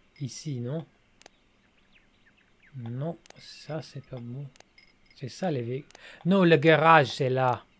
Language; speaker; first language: French; non-native, learner; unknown